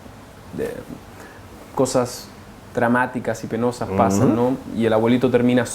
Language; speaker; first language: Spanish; native; Spanish